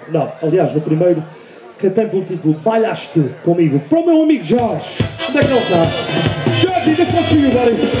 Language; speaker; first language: Portuguese; early bilingual, heritage; Portuguese